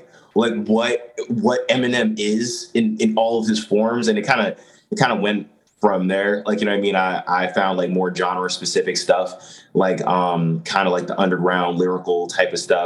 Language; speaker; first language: English; native; English